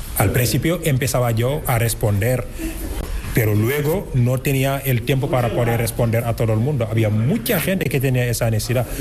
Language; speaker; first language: Spanish; non-native, fluent; Wolof